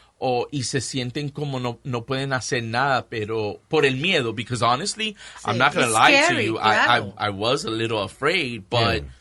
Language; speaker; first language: Spanish; early bilingual, heritage; Spanish